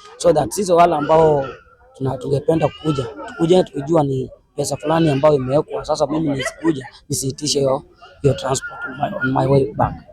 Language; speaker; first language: Swahili; native; Swahili